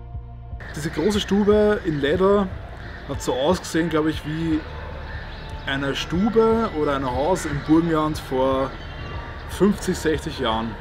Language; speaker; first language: German; native; German